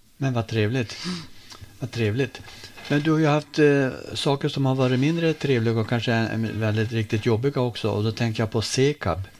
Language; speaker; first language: Swedish; native; Swedish